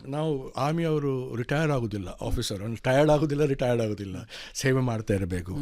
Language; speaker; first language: Kannada; non-native, local second language; Konkani